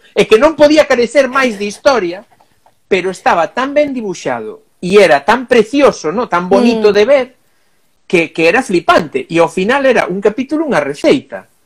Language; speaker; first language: Galician; non-native, local second language; Spanish